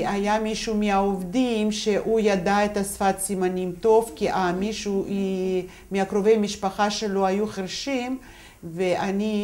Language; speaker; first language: Hebrew; non-native, fluent; Russian